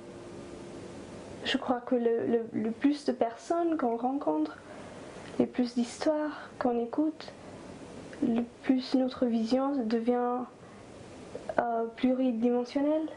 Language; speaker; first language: French; non-native, fluent; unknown